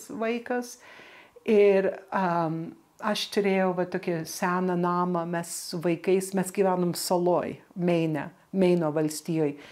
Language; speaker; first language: Lithuanian; early bilingual, heritage; Lithuanian